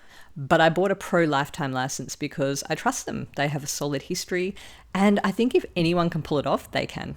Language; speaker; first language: English; native; English